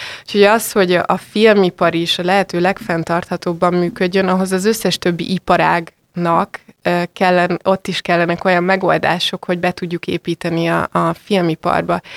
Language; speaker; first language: Hungarian; native; Hungarian